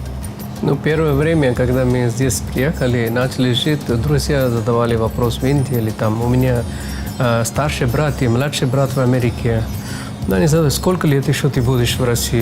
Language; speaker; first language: Russian; non-native, fluent; Tamil